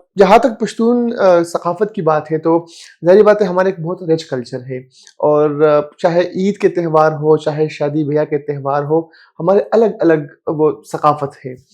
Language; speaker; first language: Urdu; non-native, local second language; Pashto